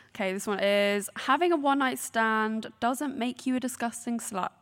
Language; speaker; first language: English; native; English